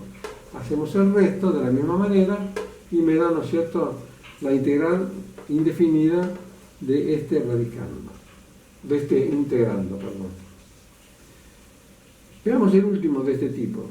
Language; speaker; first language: Spanish; native; Spanish